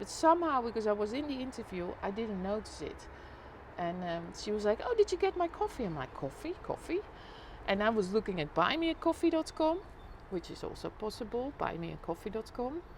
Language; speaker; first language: English; non-native, fluent; Dutch